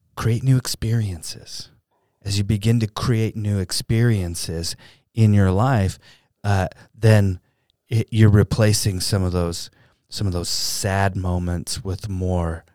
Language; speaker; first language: English; native; English